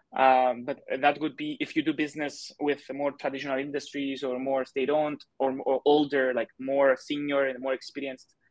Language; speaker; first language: English; non-native, fluent; Greek